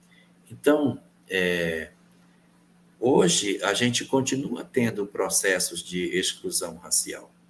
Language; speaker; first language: Portuguese; native; Portuguese